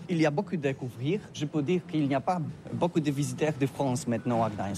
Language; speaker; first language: French; non-native, learner; Polish